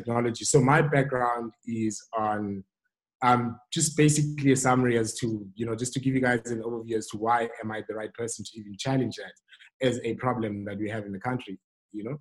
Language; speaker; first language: English; non-native, local second language; Xhosa